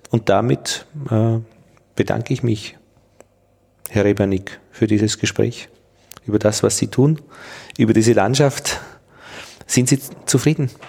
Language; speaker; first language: German; native; German